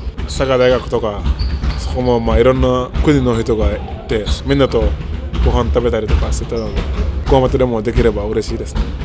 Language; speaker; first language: Japanese; non-native, fluent; Wolof